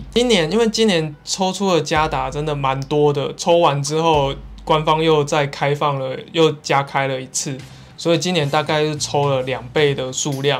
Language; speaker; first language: Chinese; native; Chinese